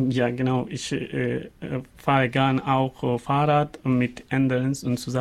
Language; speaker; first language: German; non-native, learner; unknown